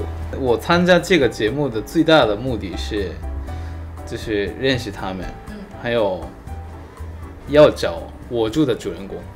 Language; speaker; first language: Chinese; non-native, fluent; Japanese